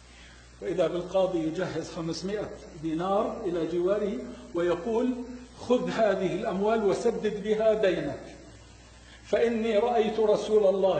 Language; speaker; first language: Arabic; native; Arabic